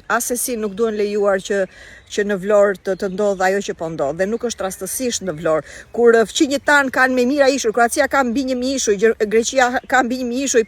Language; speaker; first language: Albanian; native; Albanian